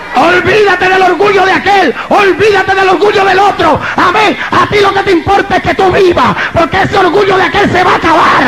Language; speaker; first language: Spanish; native; Spanish